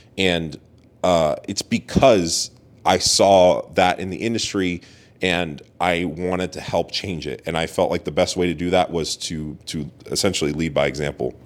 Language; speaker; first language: English; native; English